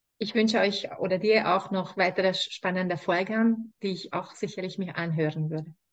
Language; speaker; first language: German; non-native, fluent; Hungarian